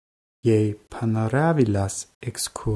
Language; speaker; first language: Russian; non-native, learner; German